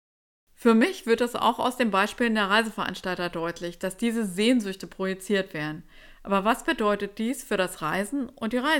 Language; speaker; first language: German; native; German